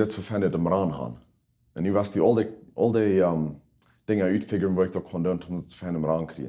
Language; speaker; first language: German; non-native, learner; Plautdietsch